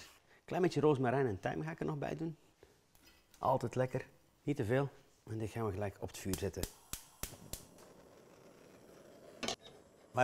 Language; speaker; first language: Dutch; native; Dutch